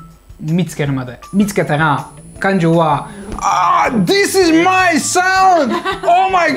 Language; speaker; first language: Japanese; non-native, fluent; Hungarian